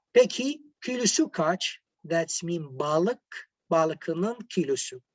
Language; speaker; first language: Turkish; non-native, fluent; Arabic